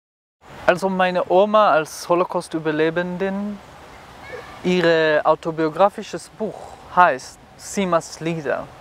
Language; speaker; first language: German; non-native, fluent; Hebrew